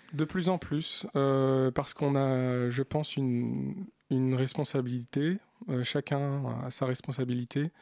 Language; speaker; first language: French; early bilingual, other home language; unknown